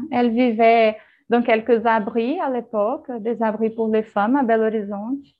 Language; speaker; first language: French; non-native, fluent; Portuguese